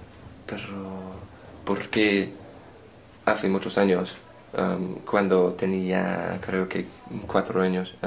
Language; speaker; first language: Spanish; non-native, learner; English